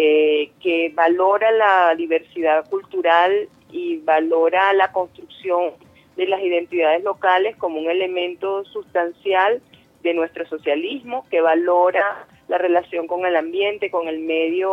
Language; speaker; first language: Spanish; native; Spanish